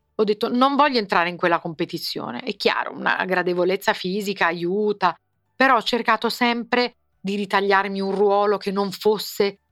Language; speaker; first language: Italian; native; Italian